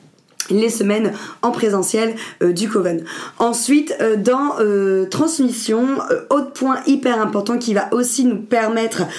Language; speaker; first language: French; native; French